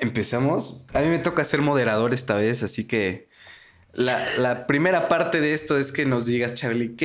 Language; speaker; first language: Spanish; native; Spanish